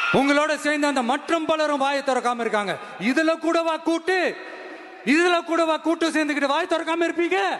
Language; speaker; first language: Tamil; native; Tamil